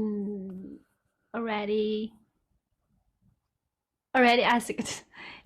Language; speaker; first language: English; non-native, learner; Chinese